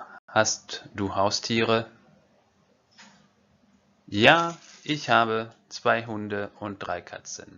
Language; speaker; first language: German; non-native, fluent; French